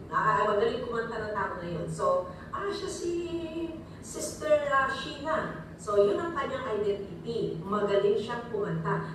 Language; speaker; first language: Filipino; non-native, local second language; Iloko